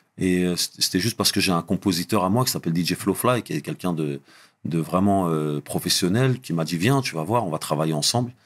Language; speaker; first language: French; early bilingual, other home language; Arabic